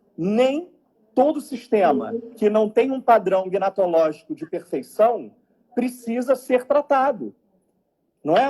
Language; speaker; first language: Portuguese; native; Portuguese